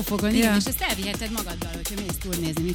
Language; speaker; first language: Hungarian; native; Hungarian